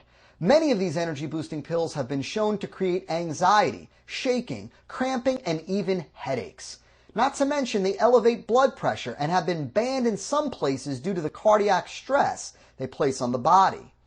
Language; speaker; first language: English; native; English